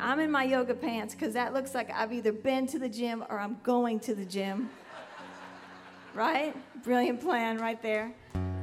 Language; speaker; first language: English; native; English